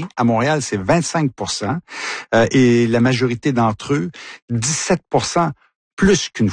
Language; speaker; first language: French; native; French